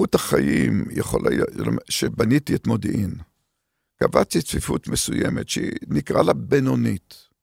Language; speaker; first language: Hebrew; native; Hebrew